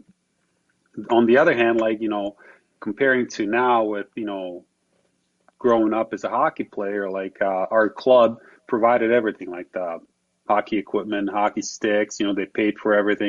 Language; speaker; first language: English; non-native, fluent; Slovak